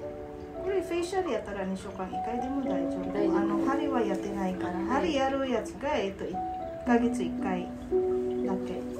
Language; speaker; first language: Japanese; non-native, fluent; Filipino